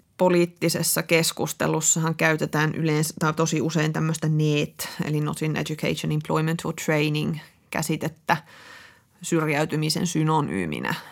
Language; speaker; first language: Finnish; native; Finnish